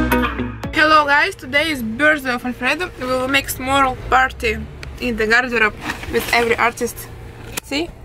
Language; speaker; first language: English; non-native, learner; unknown